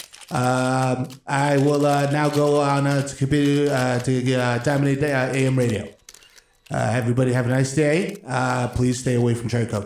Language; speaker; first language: English; native; English